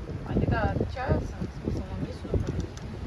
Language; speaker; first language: Russian; native; Russian